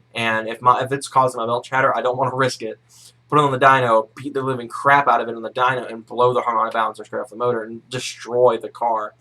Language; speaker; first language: English; native; English